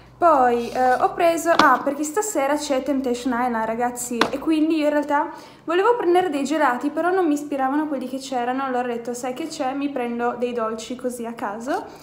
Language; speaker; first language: Italian; native; Italian